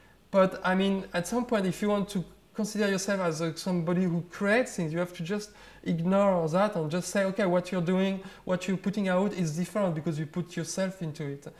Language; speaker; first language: English; non-native, fluent; French